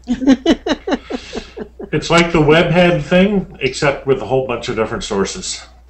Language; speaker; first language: English; native; English